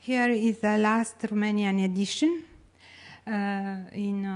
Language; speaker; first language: English; non-native, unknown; Romanian